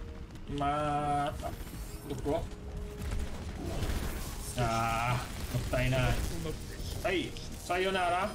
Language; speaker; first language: Japanese; non-native, fluent; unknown